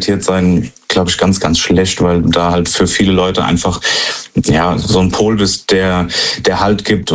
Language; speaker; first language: German; native; German